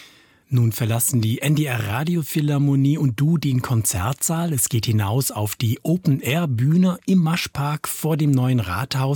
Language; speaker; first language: German; native; German